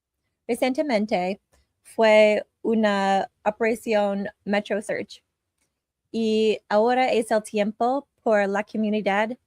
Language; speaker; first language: Spanish; non-native, learner; English